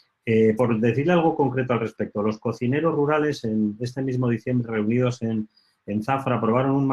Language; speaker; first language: Spanish; native; Spanish